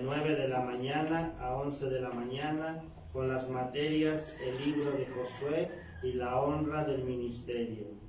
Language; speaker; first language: Spanish; native; Spanish